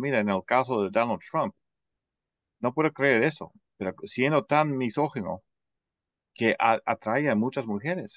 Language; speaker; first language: Spanish; non-native, fluent; English